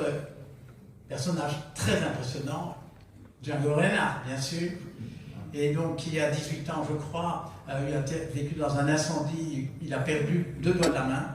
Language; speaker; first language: French; native; French